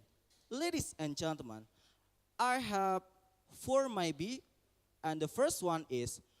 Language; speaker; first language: English; non-native, learner; Indonesian